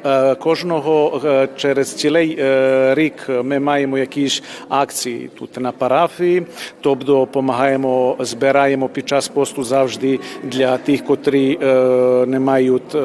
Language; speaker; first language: Ukrainian; early bilingual, heritage; Ukrainian